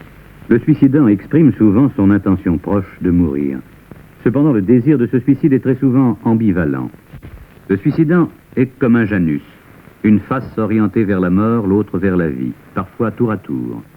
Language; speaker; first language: French; native; French